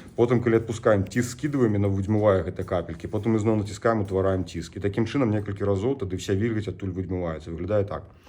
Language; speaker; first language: Belarusian; native; Belarusian